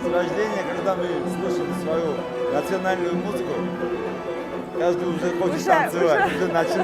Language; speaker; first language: Russian; non-native, fluent; Georgian